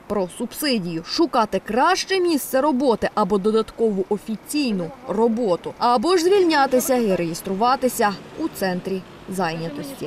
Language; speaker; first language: Ukrainian; native; Ukrainian